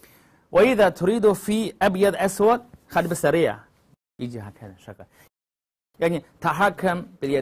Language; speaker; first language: Arabic; non-native, learner; Chinese